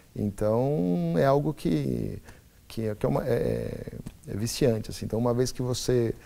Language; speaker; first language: Portuguese; native; Portuguese